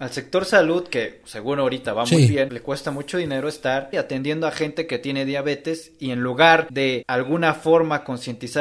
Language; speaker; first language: Spanish; native; Spanish